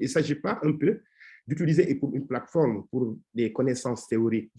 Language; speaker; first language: French; non-native, local second language; Wolof